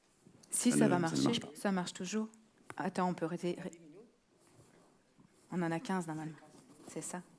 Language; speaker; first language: French; native; French